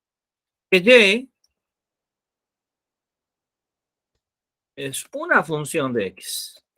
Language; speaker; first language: Spanish; native; Spanish